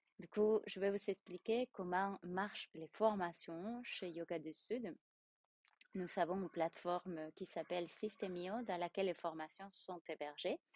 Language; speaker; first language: French; non-native, fluent; Spanish